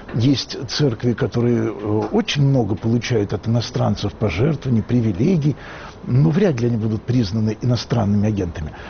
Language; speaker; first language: Russian; native; Russian